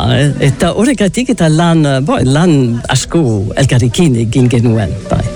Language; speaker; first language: Basque; non-native, learner; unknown